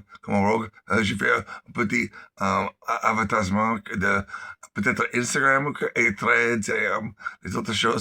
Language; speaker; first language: French; non-native, learner; English